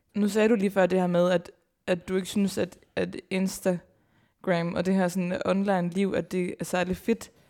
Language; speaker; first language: Danish; native; Danish